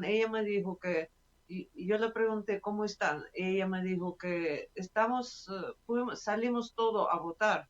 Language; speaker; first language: Spanish; non-native, fluent; Russian